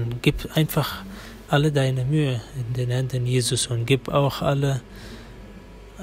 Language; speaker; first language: German; non-native, fluent; Arabic